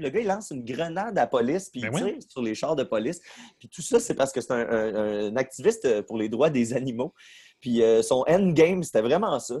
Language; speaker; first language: French; native; French